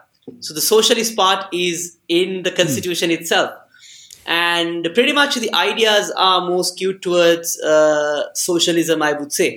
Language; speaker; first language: English; non-native, local second language; Sinhala